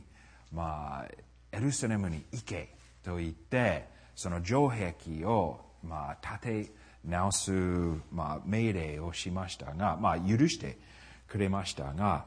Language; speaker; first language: Japanese; non-native, fluent; English